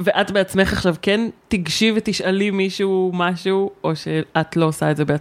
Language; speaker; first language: Hebrew; native; Hebrew